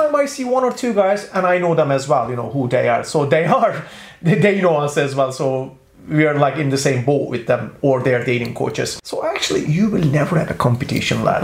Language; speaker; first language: English; non-native, fluent; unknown